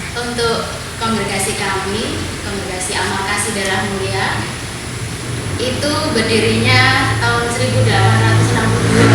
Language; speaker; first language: Indonesian; native; Indonesian